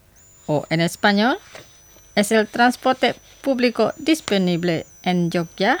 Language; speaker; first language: Spanish; non-native, fluent; Indonesian